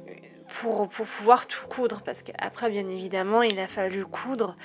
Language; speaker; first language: French; native; French